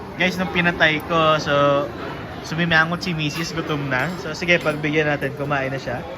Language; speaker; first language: Filipino; native; Filipino